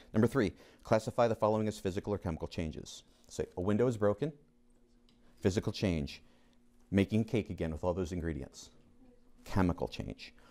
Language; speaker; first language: English; native; English